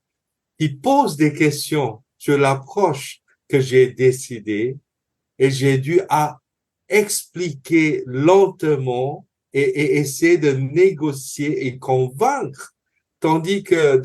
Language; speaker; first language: French; non-native, fluent; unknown